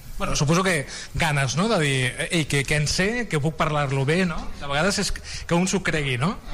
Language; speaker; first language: Catalan; native; Catalan